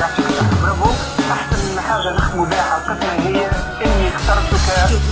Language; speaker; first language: Arabic; native; Arabic